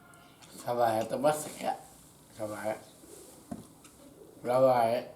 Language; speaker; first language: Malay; non-native, local second language; Sundanese